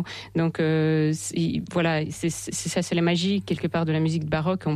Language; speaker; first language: French; non-native, fluent; Russian